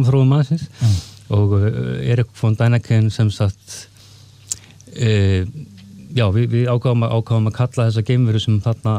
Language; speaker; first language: Icelandic; native; Icelandic